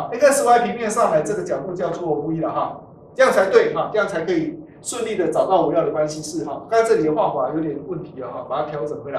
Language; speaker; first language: Chinese; native; Chinese